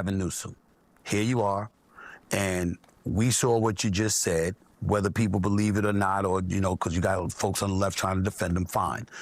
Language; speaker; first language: English; native; English